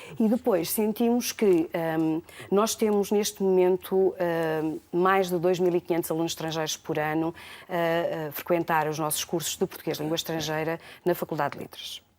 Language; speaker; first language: Portuguese; native; Portuguese